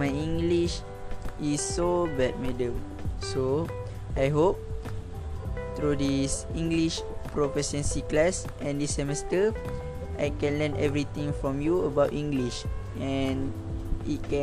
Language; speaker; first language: English; non-native, local second language; Malay